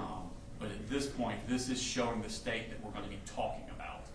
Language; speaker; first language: English; native; English